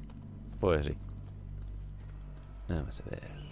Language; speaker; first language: Spanish; native; Spanish